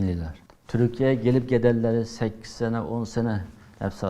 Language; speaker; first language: Turkish; non-native, learner; Uyghur